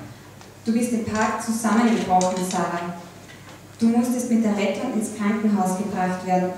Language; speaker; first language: German; native; German